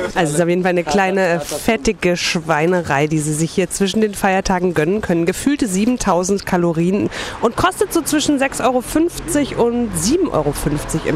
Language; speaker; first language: German; native; German